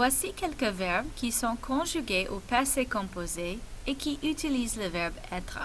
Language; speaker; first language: French; non-native, fluent; English